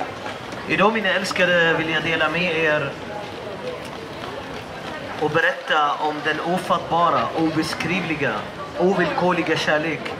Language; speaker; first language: Swedish; non-native, fluent; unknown